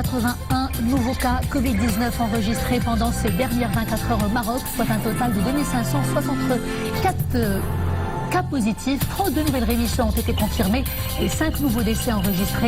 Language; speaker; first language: French; non-native, local second language; Arabic